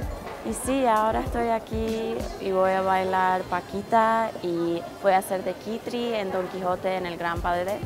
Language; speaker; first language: Spanish; early bilingual, heritage; English